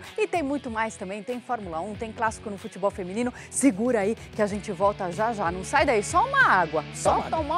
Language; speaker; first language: Portuguese; native; Portuguese